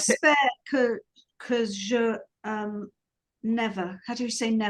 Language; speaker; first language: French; non-native, learner; English